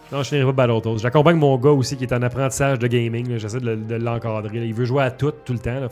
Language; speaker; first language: French; native; French